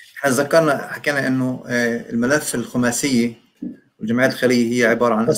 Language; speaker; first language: Arabic; native; Arabic